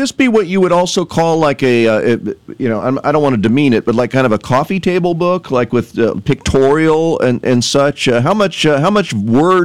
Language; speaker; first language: English; native; English